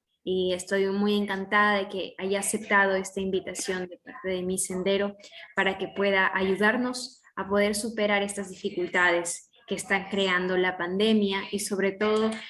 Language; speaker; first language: Spanish; native; Spanish